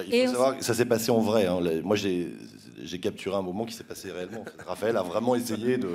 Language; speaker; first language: French; native; French